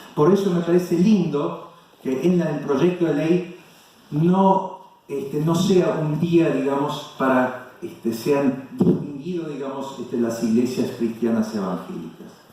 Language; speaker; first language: Spanish; non-native, fluent; German